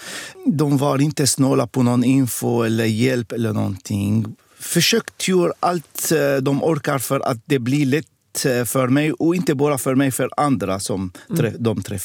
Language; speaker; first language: Swedish; non-native, fluent; Arabic